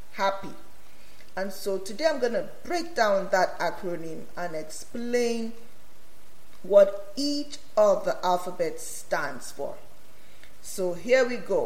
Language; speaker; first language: English; non-native, local second language; Yoruba